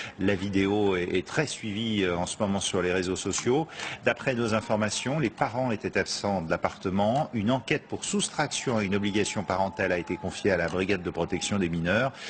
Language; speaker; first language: French; native; French